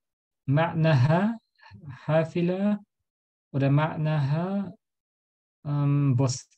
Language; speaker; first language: Arabic; non-native, learner; German